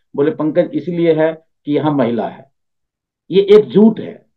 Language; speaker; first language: Hindi; native; Hindi